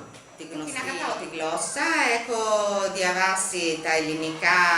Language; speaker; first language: Greek; non-native, fluent; Italian